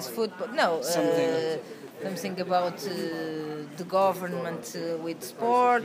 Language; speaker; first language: English; non-native, learner; Portuguese